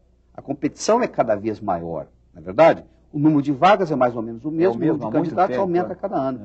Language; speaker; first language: Portuguese; native; Portuguese